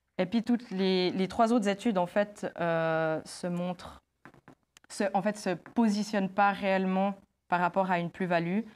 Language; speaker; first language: French; native; French